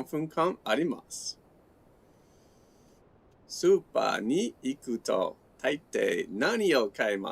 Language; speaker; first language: Japanese; non-native, learner; English